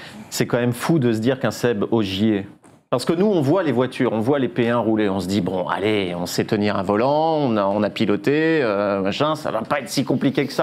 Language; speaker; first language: French; native; French